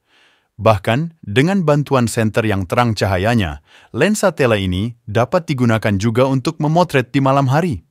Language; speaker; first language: Indonesian; native; Indonesian